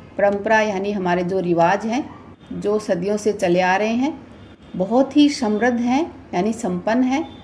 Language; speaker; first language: Hindi; native; Hindi